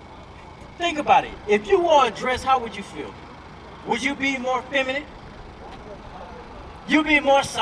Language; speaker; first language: English; native; English